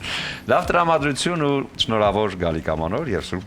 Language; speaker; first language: Armenian; native; Armenian